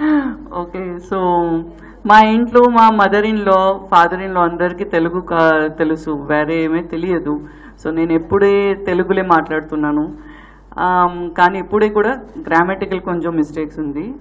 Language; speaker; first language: Telugu; non-native, learner; Gujarati